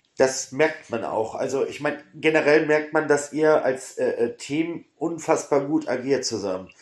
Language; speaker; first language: German; native; German